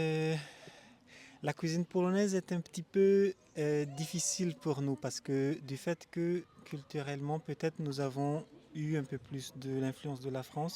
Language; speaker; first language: French; non-native, local second language; Malagasy